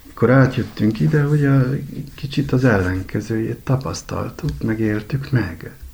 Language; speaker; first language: Hungarian; native; Hungarian